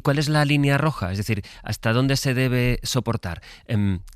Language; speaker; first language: Spanish; native; Spanish